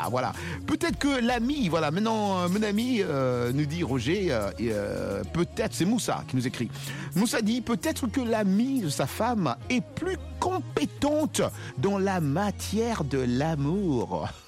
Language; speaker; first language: French; non-native, local second language; Lingala